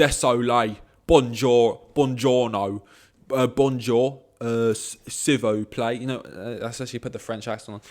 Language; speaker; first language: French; non-native, learner; English